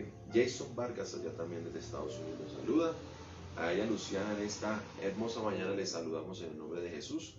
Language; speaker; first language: Spanish; native; Spanish